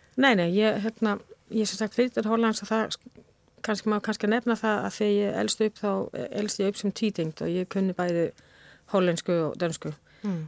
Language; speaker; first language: Icelandic; non-native, fluent; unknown